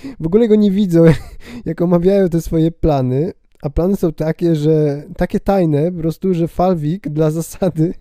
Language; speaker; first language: Polish; native; Polish